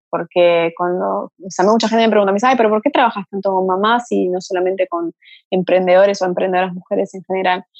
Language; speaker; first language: Spanish; early bilingual, other home language; Portuguese